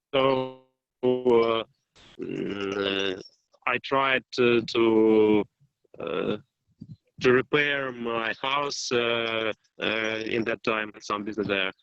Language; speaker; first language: English; non-native, learner; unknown